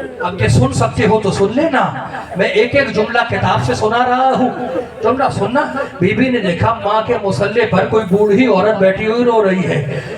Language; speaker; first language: Urdu; native; Urdu